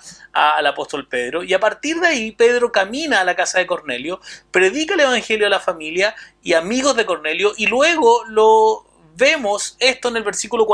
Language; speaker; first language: Spanish; native; Spanish